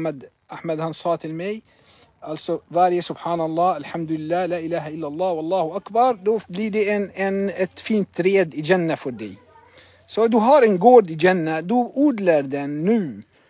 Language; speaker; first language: Swedish; non-native, fluent; Arabic